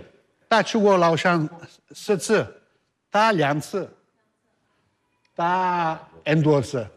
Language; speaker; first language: Chinese; non-native, learner; Italian